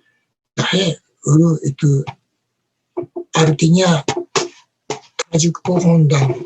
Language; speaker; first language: Indonesian; non-native, learner; Japanese